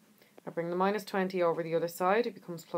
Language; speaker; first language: English; native; English